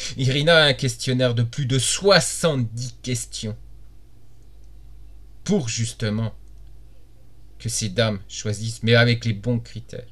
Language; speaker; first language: French; native; French